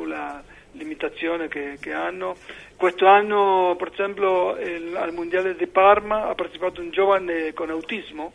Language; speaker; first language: Italian; non-native, learner; Spanish